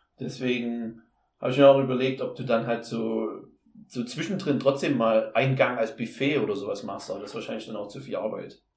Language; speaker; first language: German; native; German